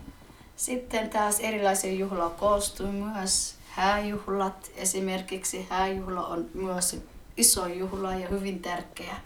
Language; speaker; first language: Finnish; early bilingual, other home language; Somali